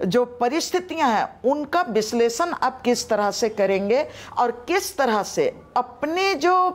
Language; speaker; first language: Hindi; non-native, local second language; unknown